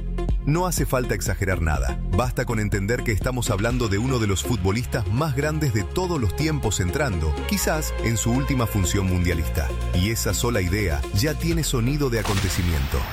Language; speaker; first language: Spanish; native; Spanish